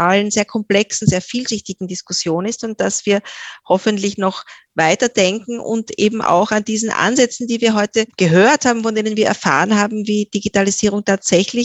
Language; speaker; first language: German; native; German